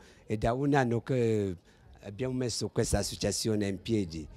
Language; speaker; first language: Italian; non-native, fluent; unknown